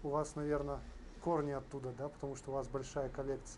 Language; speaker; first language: Russian; native; Russian